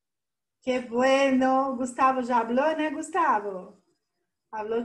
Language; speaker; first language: Spanish; non-native, fluent; Portuguese